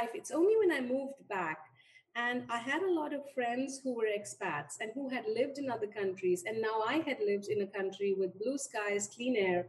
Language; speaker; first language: English; non-native, local second language; Hindi